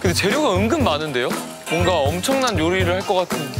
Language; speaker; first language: Korean; native; Korean